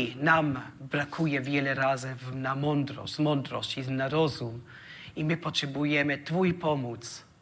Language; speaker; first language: Polish; non-native, learner; German